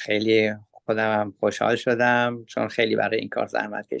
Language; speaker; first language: Persian; native; Persian